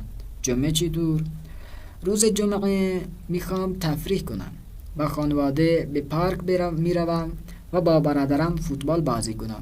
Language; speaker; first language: Persian; non-native, fluent; Urdu